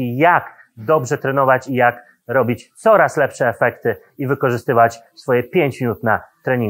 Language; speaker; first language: Polish; native; Polish